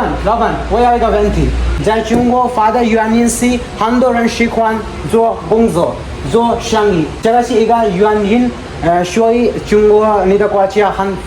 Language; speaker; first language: Chinese; non-native, learner; Hindi